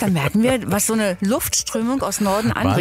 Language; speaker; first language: German; native; German